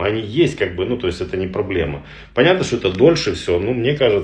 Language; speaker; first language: Russian; native; Russian